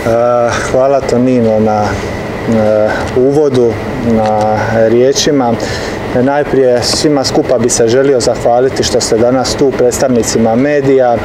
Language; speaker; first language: Serbian; native; Serbian